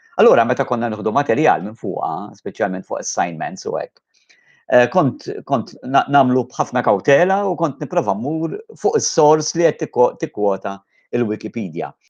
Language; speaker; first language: Maltese; native; Maltese